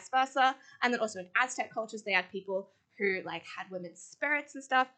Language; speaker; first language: English; native; English